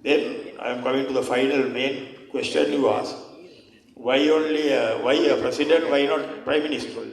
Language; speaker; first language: English; non-native, local second language; Sinhala